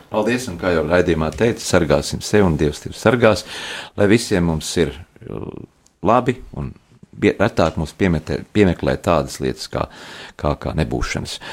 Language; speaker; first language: Latvian; native; Latvian